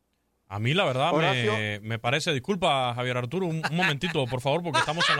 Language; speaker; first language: Spanish; native; Spanish